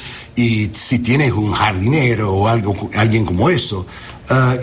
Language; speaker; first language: Spanish; early bilingual, heritage; English